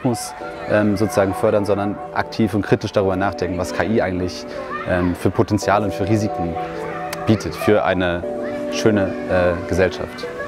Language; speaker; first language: German; native; German